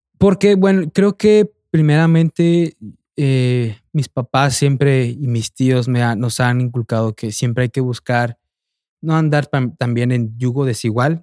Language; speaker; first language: Spanish; native; Spanish